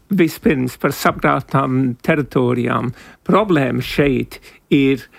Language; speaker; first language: Latvian; early bilingual, heritage; Latvian